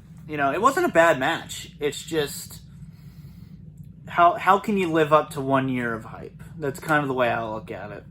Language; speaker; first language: English; native; English